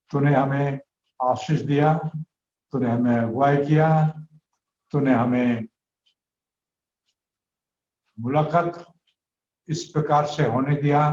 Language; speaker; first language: Hindi; native; Hindi